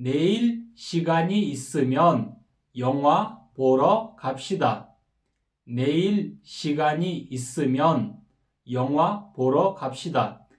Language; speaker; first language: Korean; non-native, fluent; Kyrgyz